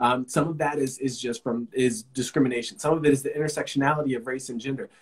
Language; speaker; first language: English; native; English